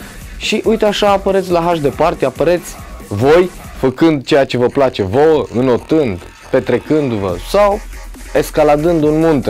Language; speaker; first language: Romanian; native; Romanian